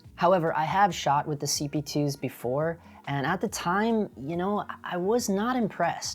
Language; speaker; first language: English; native; English